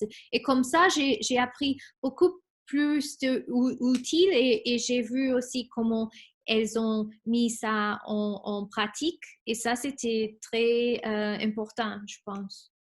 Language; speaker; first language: French; non-native, fluent; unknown